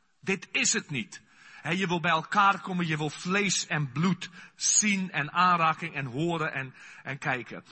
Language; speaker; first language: Dutch; non-native, fluent; Afrikaans